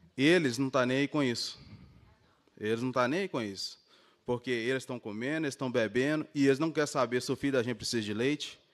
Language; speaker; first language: Portuguese; native; Portuguese